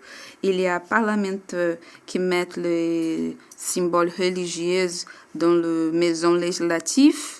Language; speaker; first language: French; non-native, learner; Portuguese